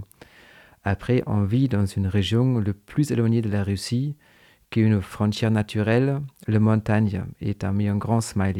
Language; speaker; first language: French; non-native, fluent; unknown